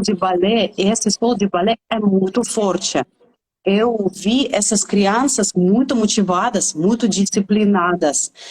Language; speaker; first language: Portuguese; non-native, fluent; Russian